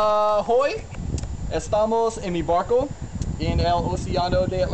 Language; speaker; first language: Spanish; non-native, learner; English